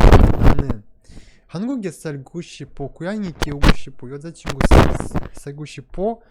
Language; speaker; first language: Korean; non-native, learner; Russian